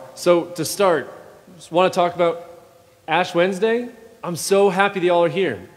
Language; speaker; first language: English; native; English